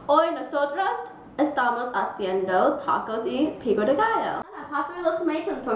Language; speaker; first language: Spanish; non-native, learner; English